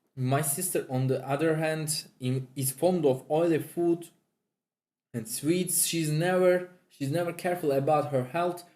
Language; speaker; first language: English; non-native, fluent; Turkish